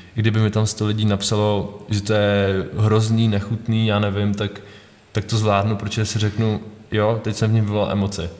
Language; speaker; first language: Czech; native; Czech